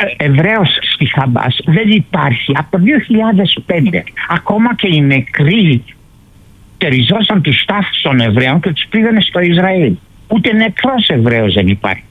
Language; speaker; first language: Greek; early bilingual, heritage; Greek